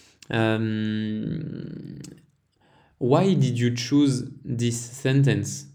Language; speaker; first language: English; non-native, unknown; French